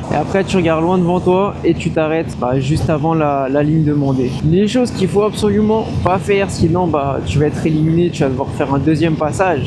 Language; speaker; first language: French; native; French